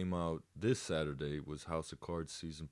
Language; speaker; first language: English; native; English